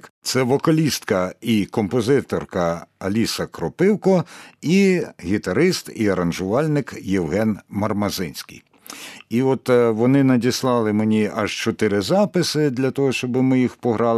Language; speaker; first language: Ukrainian; native; Ukrainian